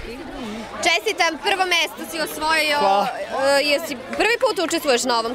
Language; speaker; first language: Serbian; native; Serbian